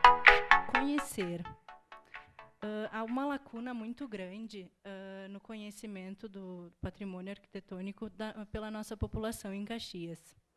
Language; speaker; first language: Portuguese; native; Portuguese